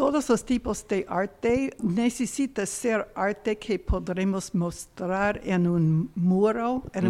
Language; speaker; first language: Spanish; non-native, learner; English